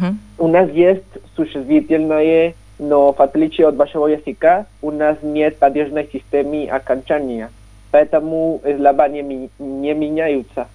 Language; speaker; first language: Russian; non-native, learner; Spanish